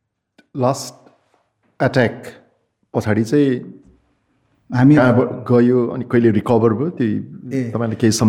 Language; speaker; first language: Nepali; native; Nepali